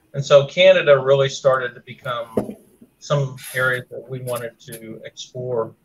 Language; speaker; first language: English; native; English